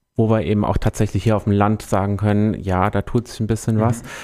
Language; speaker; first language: German; native; German